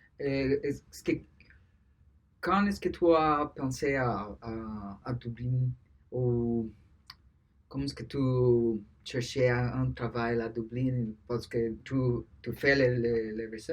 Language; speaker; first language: French; non-native, learner; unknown